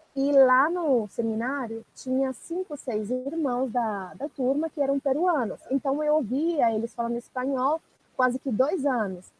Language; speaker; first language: Portuguese; non-native, fluent; Italian